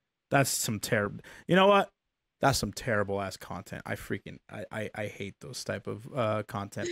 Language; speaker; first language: English; native; English